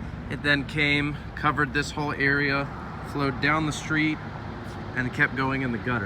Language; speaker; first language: English; native; English